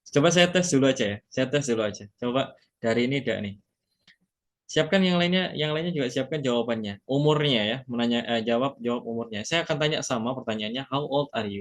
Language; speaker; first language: Indonesian; native; Indonesian